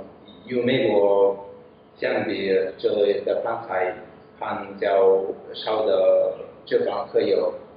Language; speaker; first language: Chinese; non-native, learner; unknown